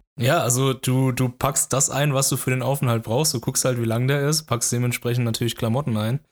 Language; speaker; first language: German; early bilingual, other home language; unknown